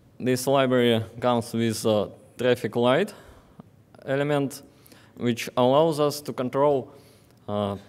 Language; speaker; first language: English; non-native, fluent; Russian